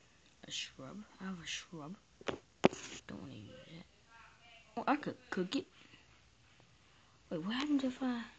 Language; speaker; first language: English; native; English